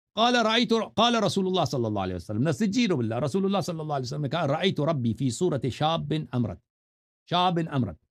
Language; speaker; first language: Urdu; non-native, fluent; Persian